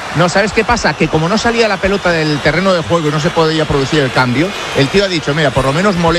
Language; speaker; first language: Spanish; native; Spanish